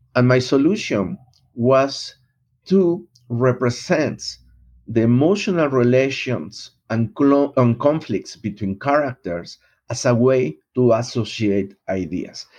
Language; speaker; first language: English; non-native, fluent; Spanish